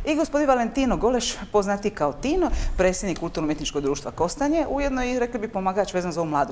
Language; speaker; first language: Croatian; native; Croatian